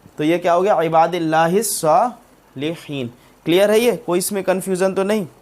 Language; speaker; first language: Urdu; native; Urdu